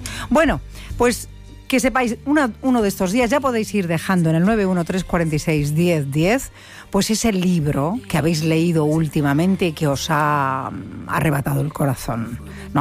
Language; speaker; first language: Spanish; native; Spanish